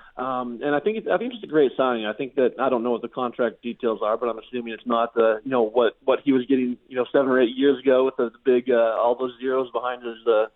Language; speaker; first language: English; native; English